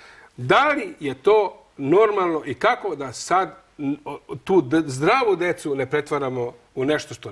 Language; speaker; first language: Croatian; native; Croatian